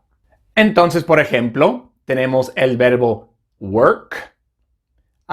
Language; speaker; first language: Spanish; non-native, fluent; English